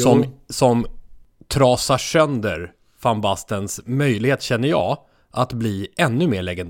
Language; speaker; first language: Swedish; native; Swedish